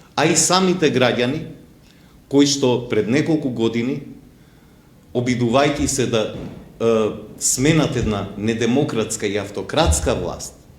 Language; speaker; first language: Macedonian; non-native, local second language; Albanian